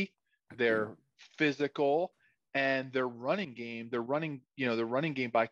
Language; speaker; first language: English; native; English